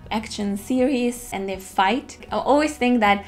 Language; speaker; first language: English; non-native, fluent; German